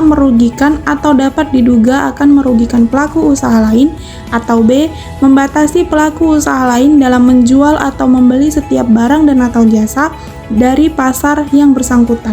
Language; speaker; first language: Indonesian; native; Indonesian